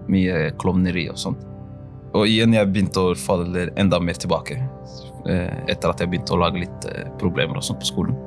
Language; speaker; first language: Norwegian; early bilingual, other home language; Somali